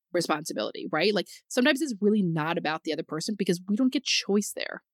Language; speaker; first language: English; native; English